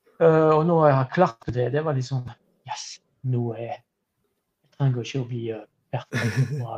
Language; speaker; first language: Norwegian; non-native, fluent; French